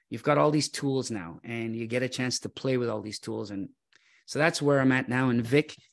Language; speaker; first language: English; native; English